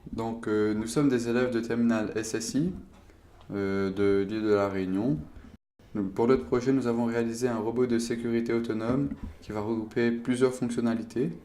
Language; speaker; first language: French; native; French